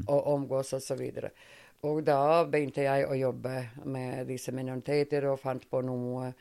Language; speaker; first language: Norwegian; non-native, fluent; Serbian